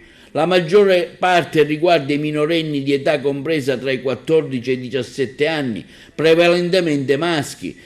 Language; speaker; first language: Italian; native; Italian